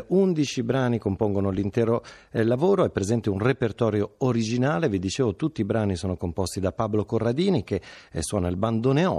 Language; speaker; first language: Italian; native; Italian